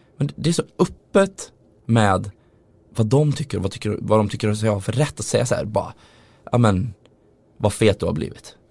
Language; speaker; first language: Swedish; native; Swedish